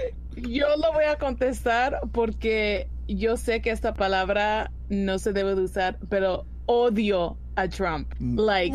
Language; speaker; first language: Spanish; early bilingual, heritage; Spanish